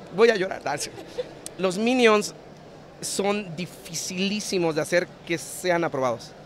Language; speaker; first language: Spanish; early bilingual, heritage; Spanish